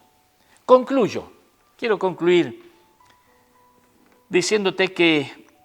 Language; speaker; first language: Spanish; native; Spanish